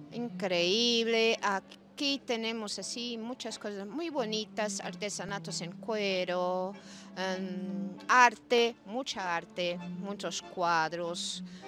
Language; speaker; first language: Spanish; non-native, fluent; Portuguese